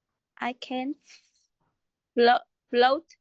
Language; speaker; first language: English; non-native, learner; Vietnamese